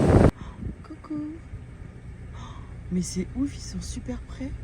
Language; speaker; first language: French; native; French